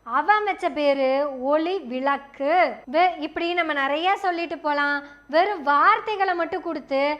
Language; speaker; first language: Tamil; native; Tamil